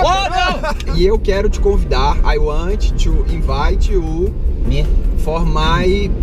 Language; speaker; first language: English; non-native, learner; Portuguese